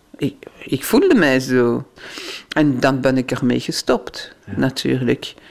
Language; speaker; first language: Dutch; non-native, local second language; French